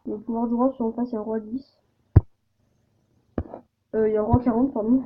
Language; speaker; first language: French; native; French